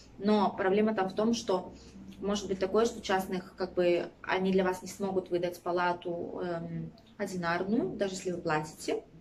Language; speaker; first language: Russian; native; Russian